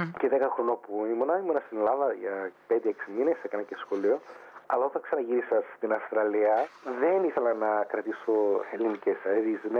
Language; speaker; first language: Greek; early bilingual, heritage; Greek